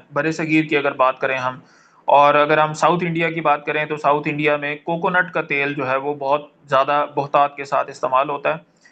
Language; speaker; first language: Urdu; non-native, local second language; Punjabi